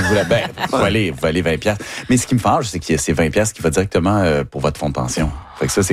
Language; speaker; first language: French; native; French